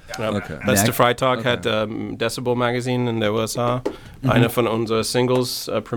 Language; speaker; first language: German; non-native, fluent; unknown